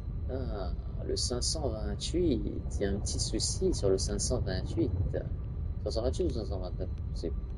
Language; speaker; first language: French; native; French